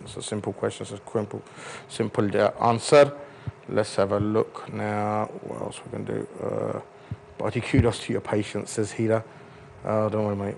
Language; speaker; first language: English; early bilingual, other home language; Punjabi